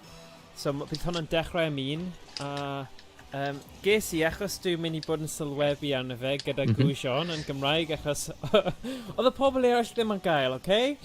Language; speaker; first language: Welsh; non-native, local second language; English